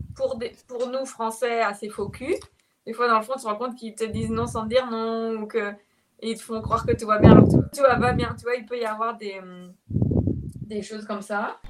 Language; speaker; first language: French; native; French